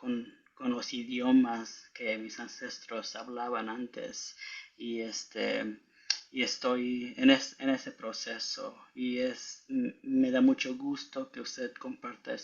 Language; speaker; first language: Spanish; early bilingual, heritage; Spanish